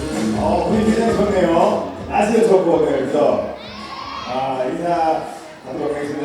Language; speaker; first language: Korean; non-native, fluent; Spanish